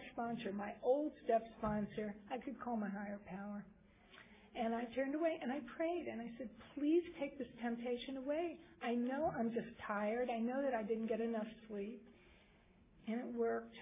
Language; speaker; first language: English; native; English